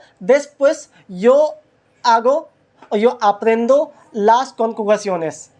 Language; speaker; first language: Spanish; non-native, learner; Hindi